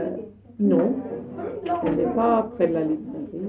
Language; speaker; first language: French; non-native, fluent; English